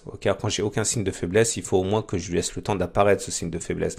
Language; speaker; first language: French; native; French